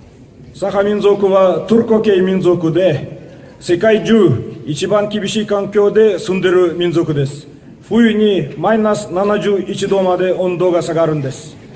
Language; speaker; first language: Japanese; non-native, fluent; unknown